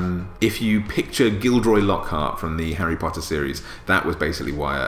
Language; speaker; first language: English; native; English